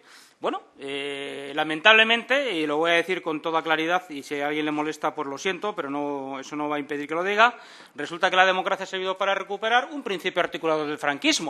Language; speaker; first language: Spanish; native; Spanish